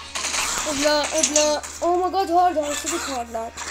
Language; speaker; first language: Arabic; native; Arabic